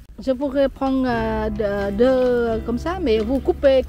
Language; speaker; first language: French; non-native, learner; Vietnamese